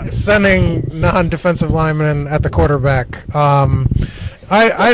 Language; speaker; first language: English; native; English